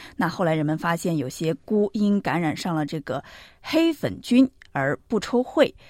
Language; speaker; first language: Chinese; native; Chinese